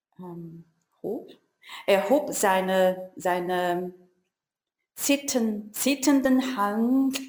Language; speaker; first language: German; non-native, learner; Chinese